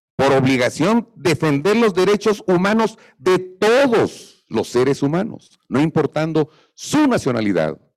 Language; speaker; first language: Spanish; native; Spanish